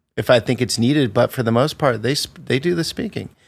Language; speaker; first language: English; native; English